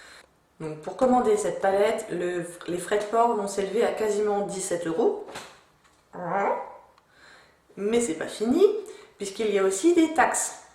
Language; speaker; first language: French; native; French